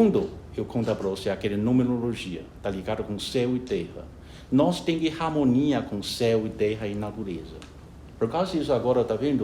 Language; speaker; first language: Portuguese; non-native, fluent; Chinese